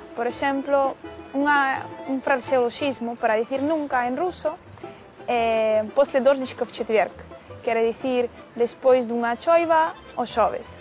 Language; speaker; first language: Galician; non-native, fluent; Russian